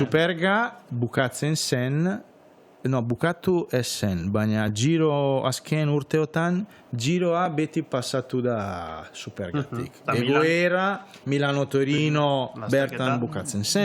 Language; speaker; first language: Basque; non-native, fluent; Italian